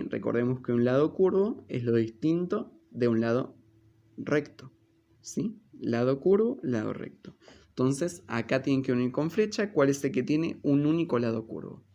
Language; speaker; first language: Spanish; native; Spanish